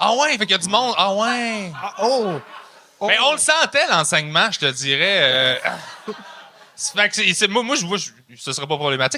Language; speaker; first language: French; native; French